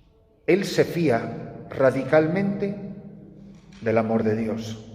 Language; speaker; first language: Spanish; native; Spanish